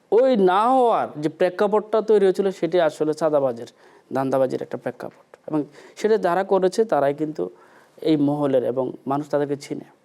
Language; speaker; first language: Bangla; native; Bangla